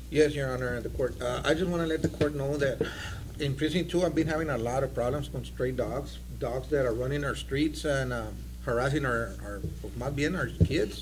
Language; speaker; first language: English; early bilingual, other home language; Spanish